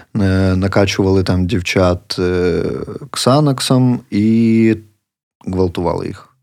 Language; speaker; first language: Ukrainian; native; Ukrainian